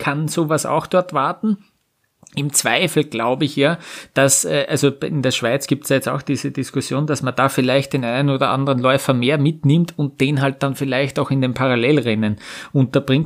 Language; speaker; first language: German; native; German